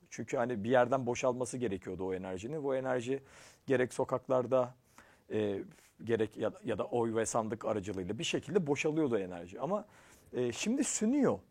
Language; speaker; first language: Turkish; native; Turkish